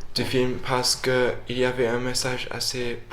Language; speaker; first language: French; non-native, fluent; English